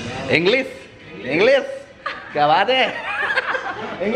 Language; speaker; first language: Hindi; native; Hindi